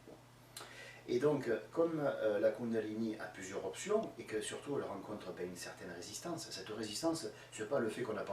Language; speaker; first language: French; native; French